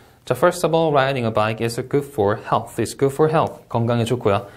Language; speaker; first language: English; non-native, fluent; Korean